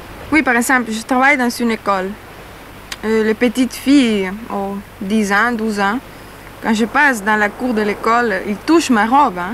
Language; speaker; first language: French; non-native, fluent; Spanish